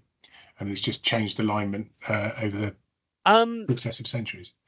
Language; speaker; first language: English; native; English